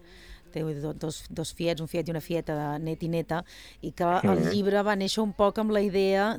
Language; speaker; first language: Catalan; native; Catalan